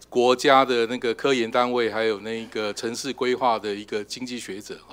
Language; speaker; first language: Chinese; native; Chinese